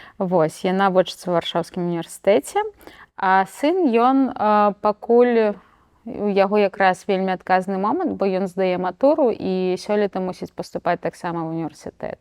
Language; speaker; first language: Belarusian; non-native, local second language; Russian